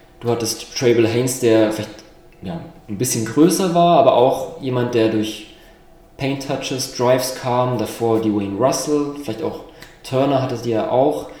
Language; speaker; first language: German; native; German